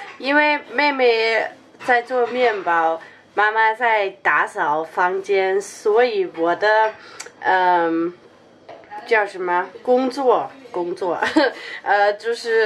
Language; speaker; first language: Chinese; non-native, fluent; Danish